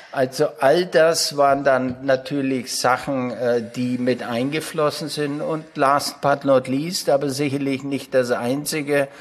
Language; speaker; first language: German; native; German